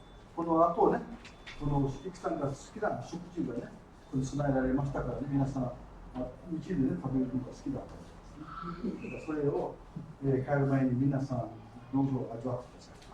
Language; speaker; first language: Japanese; early bilingual, heritage; Portuguese